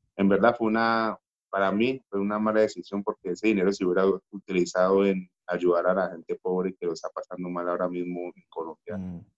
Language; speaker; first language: Spanish; native; Spanish